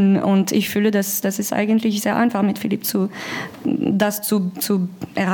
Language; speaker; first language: German; non-native, learner; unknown